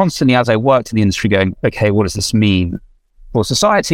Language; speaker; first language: English; native; English